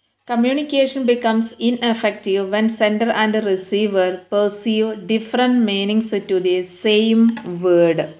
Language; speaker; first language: English; non-native, local second language; Malayalam